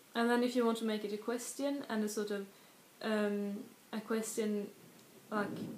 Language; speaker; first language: English; non-native, fluent; Swedish